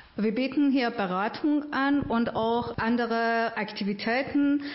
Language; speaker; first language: German; non-native, fluent; Persian